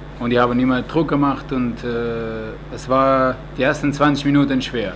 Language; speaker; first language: German; non-native, fluent; Portuguese